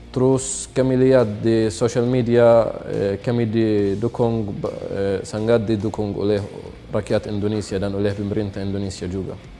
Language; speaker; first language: Indonesian; non-native, fluent; Arabic